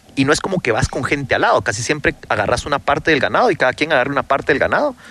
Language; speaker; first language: Spanish; native; Spanish